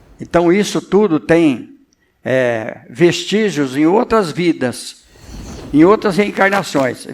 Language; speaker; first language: Portuguese; native; Portuguese